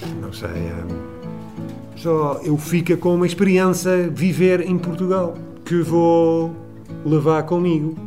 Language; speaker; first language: Portuguese; non-native, learner; Dutch